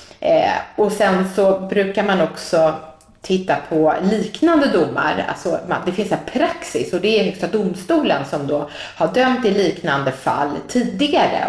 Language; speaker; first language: Swedish; native; Swedish